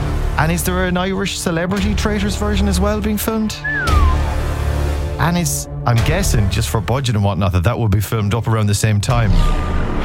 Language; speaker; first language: English; native; English